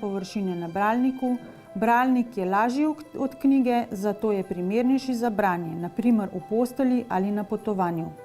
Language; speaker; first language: Slovenian; native; Slovenian